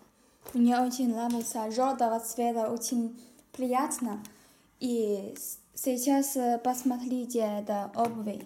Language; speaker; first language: Russian; non-native, learner; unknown